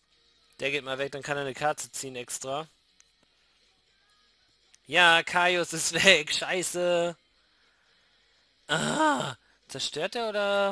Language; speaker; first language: German; native; German